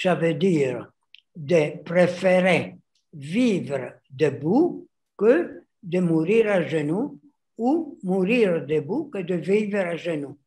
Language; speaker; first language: French; non-native, fluent; Greek